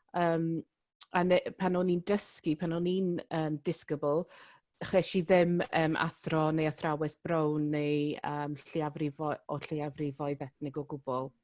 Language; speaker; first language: Welsh; non-native, local second language; English